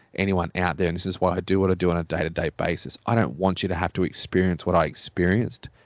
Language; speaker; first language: English; native; English